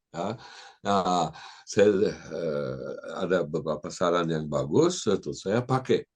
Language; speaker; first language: Indonesian; non-native, fluent; German